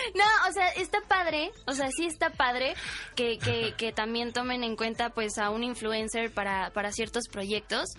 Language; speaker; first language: Spanish; native; Spanish